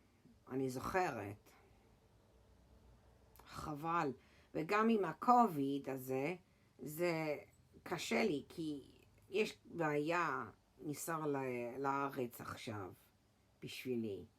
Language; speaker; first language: Hebrew; early bilingual, heritage; English